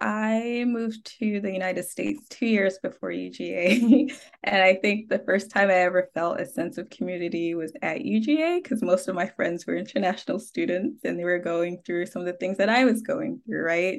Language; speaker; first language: English; non-native, local second language; Akan